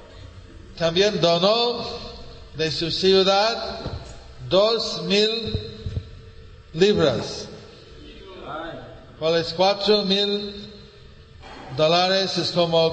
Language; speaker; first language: Spanish; non-native, learner; English